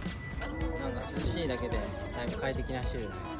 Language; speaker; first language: Japanese; native; Japanese